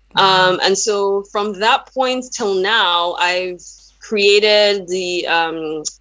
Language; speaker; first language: English; non-native, local second language; Yoruba